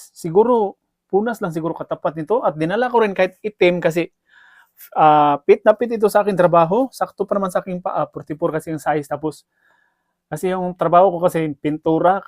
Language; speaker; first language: Filipino; non-native, local second language; Cebuano